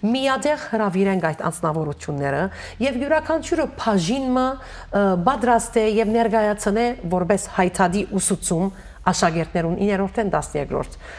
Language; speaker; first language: Armenian; native; Armenian